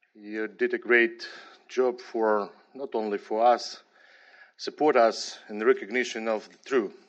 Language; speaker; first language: English; non-native, fluent; Ukrainian